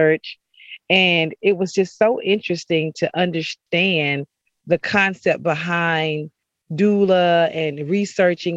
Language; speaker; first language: English; native; English